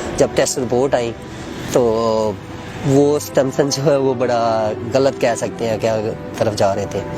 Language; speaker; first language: Urdu; non-native, local second language; Punjabi